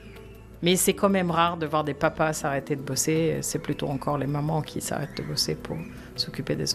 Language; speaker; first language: French; non-native, fluent; Swedish